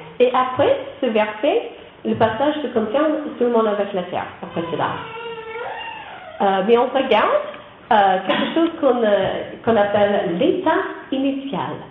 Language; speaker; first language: French; non-native, learner; English